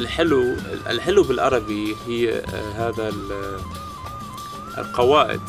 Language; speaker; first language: Arabic; non-native, fluent; German